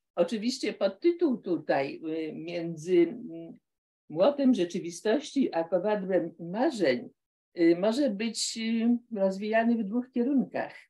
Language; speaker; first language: Polish; native; Polish